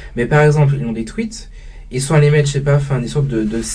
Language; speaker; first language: French; native; French